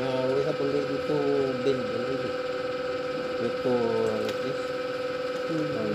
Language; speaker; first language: English; non-native, local second language; Filipino